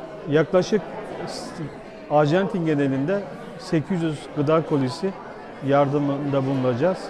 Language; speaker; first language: Turkish; native; Turkish